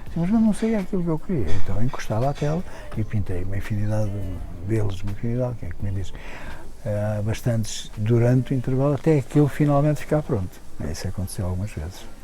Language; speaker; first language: Portuguese; native; Portuguese